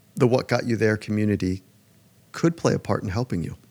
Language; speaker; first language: English; native; English